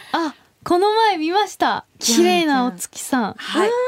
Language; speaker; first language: Japanese; non-native, fluent; Korean